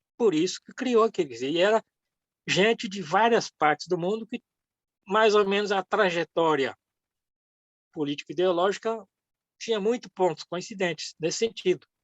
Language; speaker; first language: Portuguese; early bilingual, other home language; Japanese